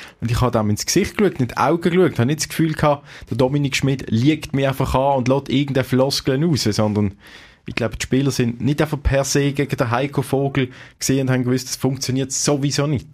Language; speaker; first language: German; native; German